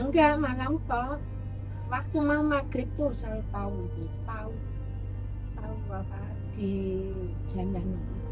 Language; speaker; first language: Indonesian; non-native, local second language; Javanese